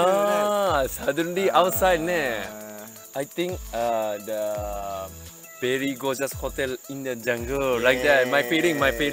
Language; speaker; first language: English; non-native, learner; Japanese